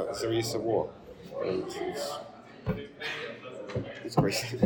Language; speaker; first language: English; non-native, learner; Ukrainian